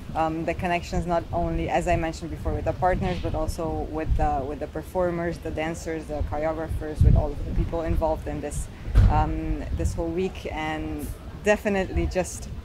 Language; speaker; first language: English; non-native, fluent; Slovenian